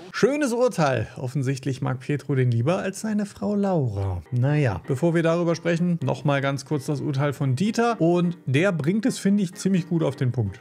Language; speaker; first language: German; native; German